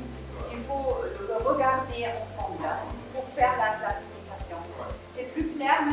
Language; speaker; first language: French; non-native, fluent; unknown